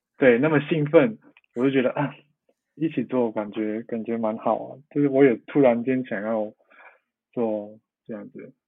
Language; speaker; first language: Chinese; non-native, local second language; Cantonese